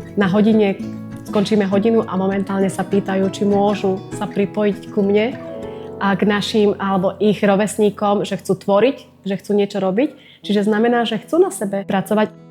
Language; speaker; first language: Slovak; non-native, local second language; Romany